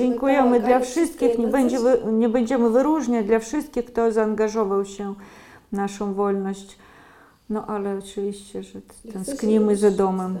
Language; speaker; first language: Polish; early bilingual, heritage; Polish